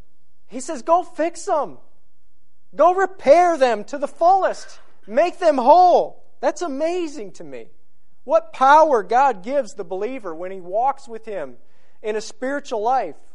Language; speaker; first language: English; native; English